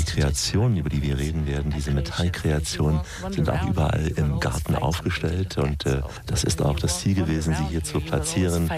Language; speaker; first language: German; native; German